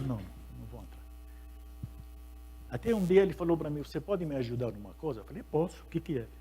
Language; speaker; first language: Portuguese; non-native, fluent; Arabic